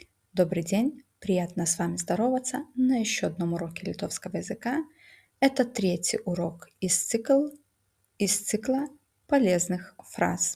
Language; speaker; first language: Russian; non-native, fluent; Lithuanian